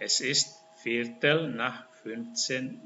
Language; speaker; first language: German; non-native, learner; Indonesian